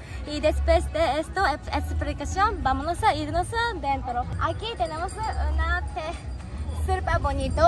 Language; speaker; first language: Spanish; non-native, learner; Japanese